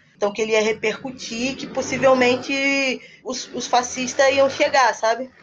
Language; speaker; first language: Portuguese; native; Portuguese